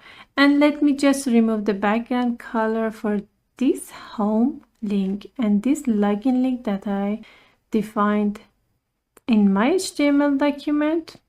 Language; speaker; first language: English; non-native, fluent; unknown